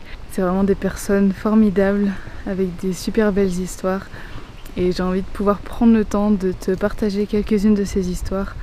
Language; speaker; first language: French; native; French